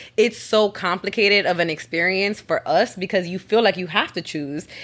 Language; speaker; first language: English; native; English